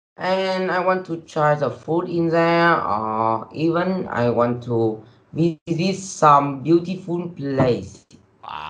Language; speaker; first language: English; non-native, learner; Vietnamese